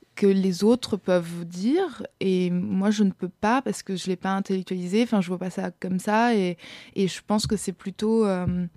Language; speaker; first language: French; non-native, fluent; German